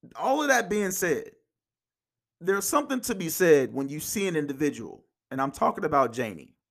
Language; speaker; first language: English; native; English